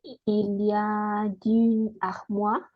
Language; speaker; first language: French; non-native, learner; Spanish